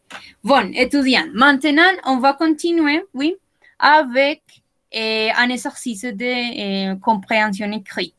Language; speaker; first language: French; non-native, learner; Spanish